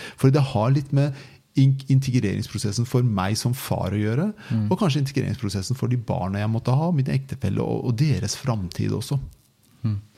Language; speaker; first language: Norwegian; non-native, fluent; Persian